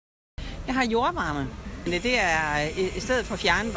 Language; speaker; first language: Danish; native; Danish